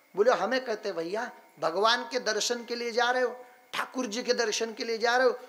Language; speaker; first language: Hindi; non-native, local second language; Marathi